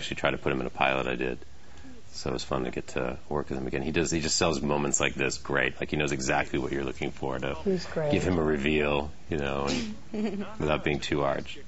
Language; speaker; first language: English; native; English